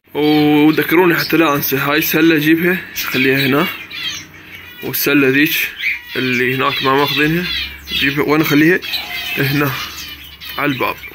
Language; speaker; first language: Arabic; native; Arabic